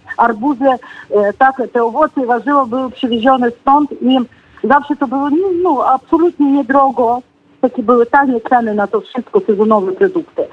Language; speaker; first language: Polish; non-native, fluent; Ukrainian